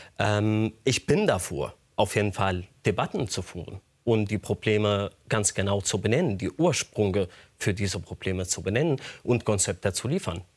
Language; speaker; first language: German; non-native, fluent; Arabic